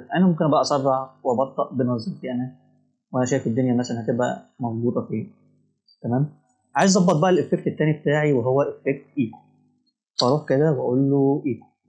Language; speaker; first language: Arabic; native; Arabic